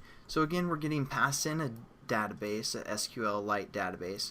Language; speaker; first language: English; native; English